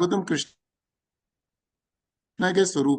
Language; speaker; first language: Hindi; native; Hindi